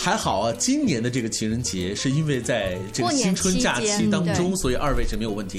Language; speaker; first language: Chinese; native; Chinese